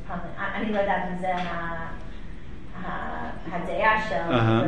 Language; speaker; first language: Hebrew; non-native, learner; English